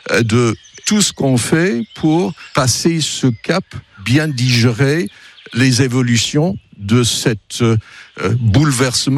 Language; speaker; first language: French; non-native, fluent; English